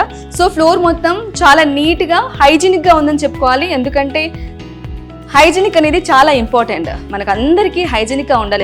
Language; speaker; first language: Telugu; native; Telugu